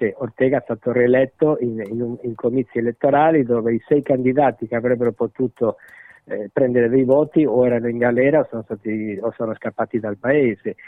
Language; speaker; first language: Italian; non-native, fluent; Spanish